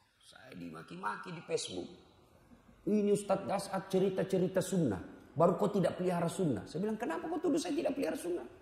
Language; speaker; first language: Indonesian; non-native, local second language; Buginese